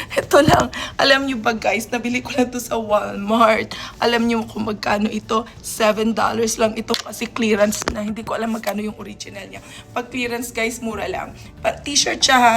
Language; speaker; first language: Filipino; non-native, local second language; Hiligaynon